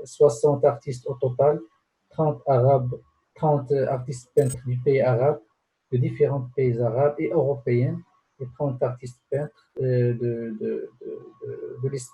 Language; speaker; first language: French; non-native, local second language; Arabic